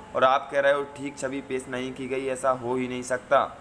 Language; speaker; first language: Hindi; native; Hindi